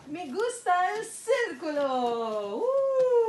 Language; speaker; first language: Spanish; non-native, learner; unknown